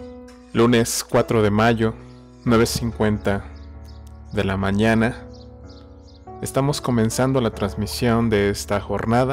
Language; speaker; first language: Spanish; native; Spanish